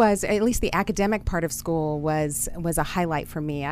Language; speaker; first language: English; early bilingual, other home language; German